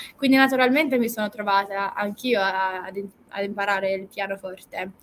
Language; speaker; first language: Italian; non-native, fluent; English